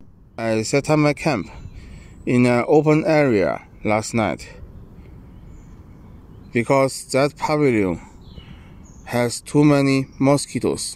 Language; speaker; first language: English; non-native, learner; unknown